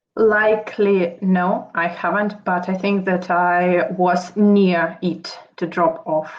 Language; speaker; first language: English; non-native, fluent; Russian